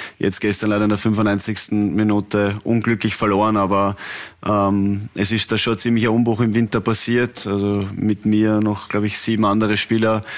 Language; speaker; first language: German; native; German